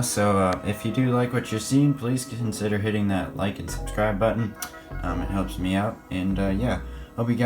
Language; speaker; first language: English; native; English